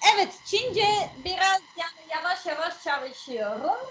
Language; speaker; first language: Turkish; non-native, learner; Serbian